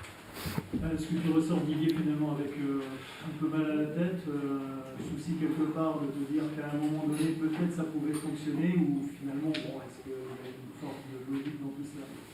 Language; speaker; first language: French; native; French